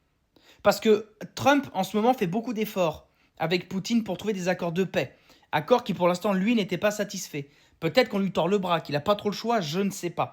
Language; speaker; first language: French; native; French